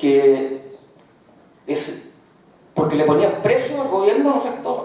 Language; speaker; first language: Spanish; native; Spanish